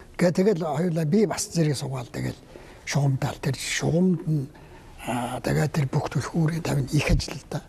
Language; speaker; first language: Mongolian; native; Mongolian